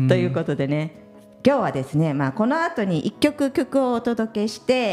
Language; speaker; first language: Japanese; native; Japanese